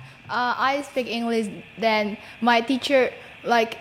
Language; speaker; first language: English; non-native, learner; Indonesian